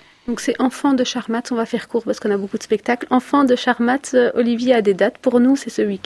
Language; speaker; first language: French; native; French